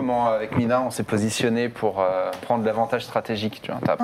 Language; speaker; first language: French; native; French